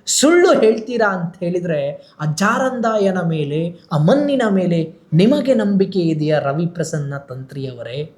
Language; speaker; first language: Kannada; non-native, local second language; Tulu